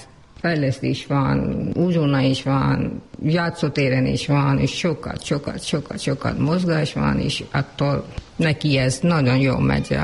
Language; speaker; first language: Hungarian; non-native, learner; Urdu